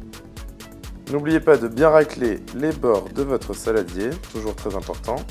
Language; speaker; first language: French; native; French